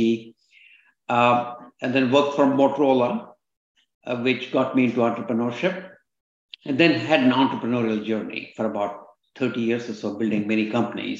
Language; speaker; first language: English; non-native, local second language; Kannada